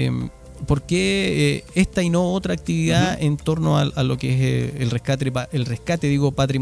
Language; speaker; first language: Spanish; native; Spanish